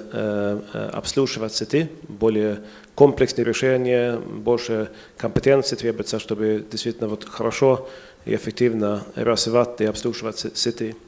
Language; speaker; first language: Russian; non-native, fluent; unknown